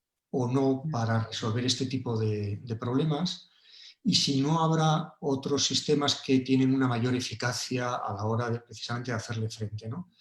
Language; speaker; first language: Spanish; native; Spanish